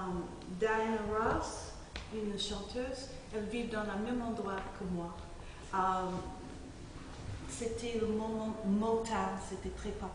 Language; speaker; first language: French; non-native, fluent; English